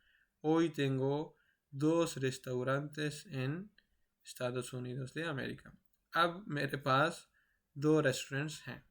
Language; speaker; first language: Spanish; non-native, fluent; Urdu